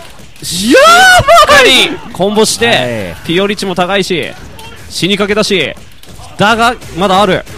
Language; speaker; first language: Japanese; native; Japanese